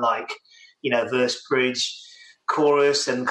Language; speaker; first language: English; native; English